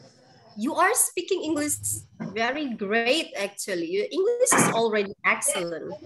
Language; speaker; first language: English; non-native, fluent; Indonesian